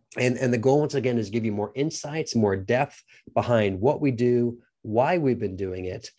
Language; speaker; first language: English; native; English